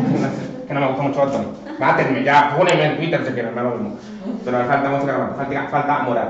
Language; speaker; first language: Spanish; native; Spanish